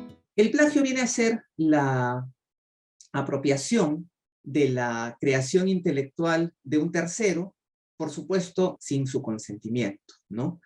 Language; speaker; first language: Spanish; native; Spanish